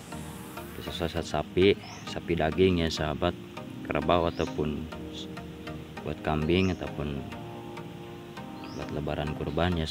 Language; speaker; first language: Indonesian; non-native, local second language; Sundanese